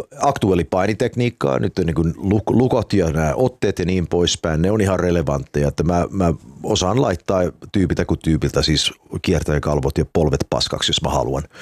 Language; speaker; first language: Finnish; early bilingual, heritage; Finnish